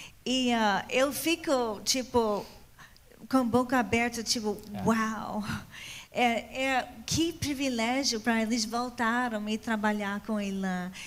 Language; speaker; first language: Portuguese; non-native, fluent; English